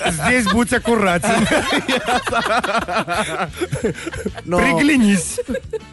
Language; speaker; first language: Russian; native; Russian